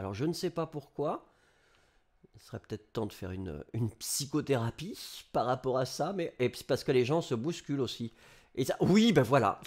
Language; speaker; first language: French; native; French